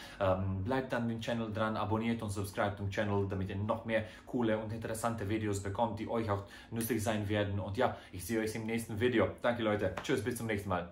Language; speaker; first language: German; non-native, fluent; Croatian